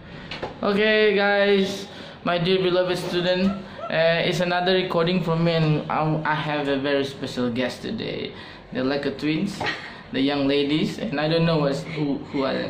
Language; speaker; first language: English; non-native, fluent; Indonesian